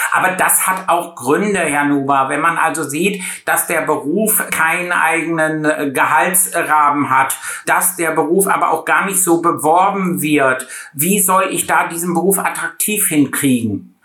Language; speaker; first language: German; native; German